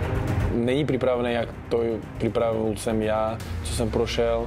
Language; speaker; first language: Czech; non-native, fluent; Uzbek